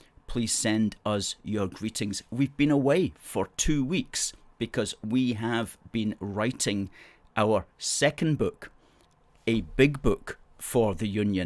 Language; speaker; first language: English; native; English